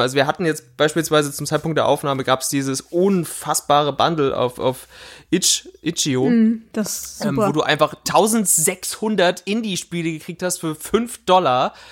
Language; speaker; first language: German; native; German